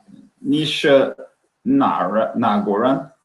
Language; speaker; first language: Chinese; non-native, learner; Swedish